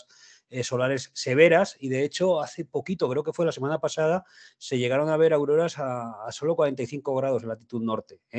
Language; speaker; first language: Spanish; native; Spanish